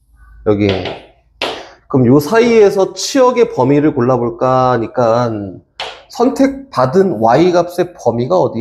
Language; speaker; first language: Korean; native; Korean